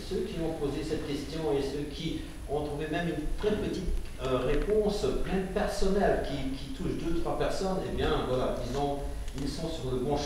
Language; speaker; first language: French; non-native, fluent; Ukrainian